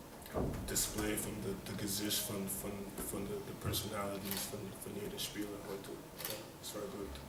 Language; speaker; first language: German; non-native, learner; English